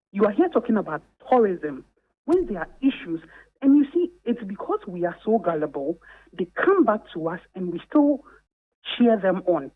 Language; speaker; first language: English; non-native, local second language; Akan